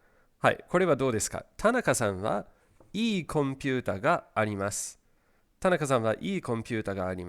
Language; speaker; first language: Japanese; non-native, fluent; English